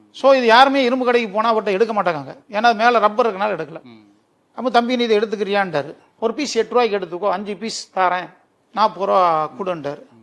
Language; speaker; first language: Tamil; native; Tamil